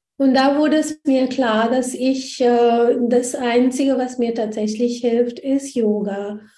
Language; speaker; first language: German; non-native, fluent; Hindi